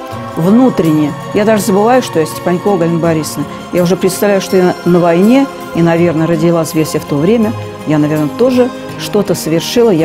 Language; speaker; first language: Russian; native; Russian